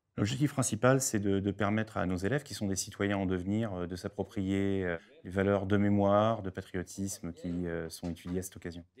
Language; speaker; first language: French; native; French